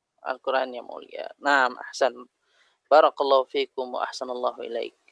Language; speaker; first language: Indonesian; native; Indonesian